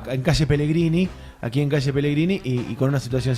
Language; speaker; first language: Spanish; native; Spanish